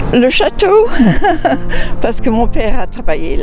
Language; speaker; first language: French; non-native, local second language; English